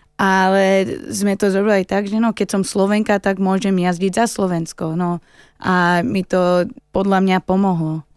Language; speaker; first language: Slovak; early bilingual, heritage; Slovak